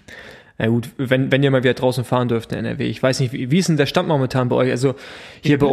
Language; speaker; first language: German; native; German